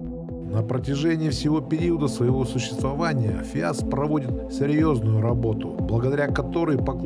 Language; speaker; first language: Russian; native; Russian